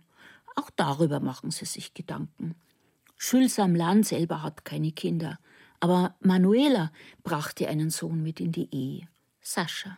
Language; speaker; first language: German; native; German